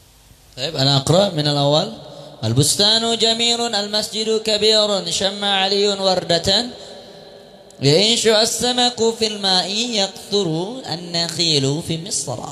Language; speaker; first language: Arabic; non-native, fluent; Indonesian